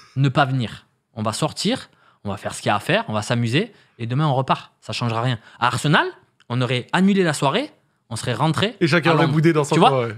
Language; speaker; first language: French; native; French